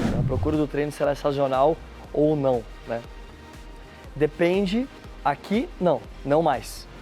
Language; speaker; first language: Portuguese; native; Portuguese